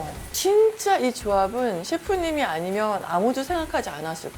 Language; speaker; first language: Korean; native; Korean